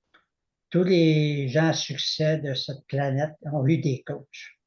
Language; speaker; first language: French; native; French